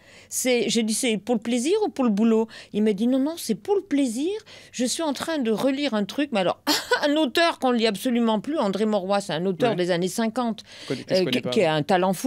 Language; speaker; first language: French; native; French